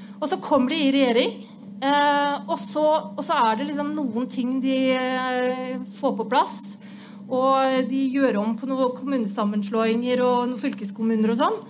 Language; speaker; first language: Norwegian; native; Norwegian